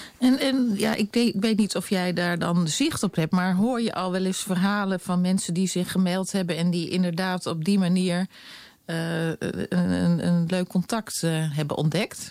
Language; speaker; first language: Dutch; native; Dutch